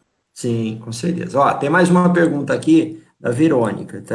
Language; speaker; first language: Portuguese; native; Portuguese